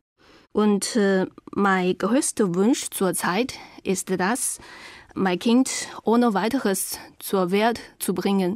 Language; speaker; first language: German; non-native, fluent; Chinese